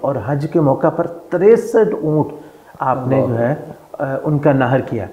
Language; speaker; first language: Urdu; non-native, local second language; Punjabi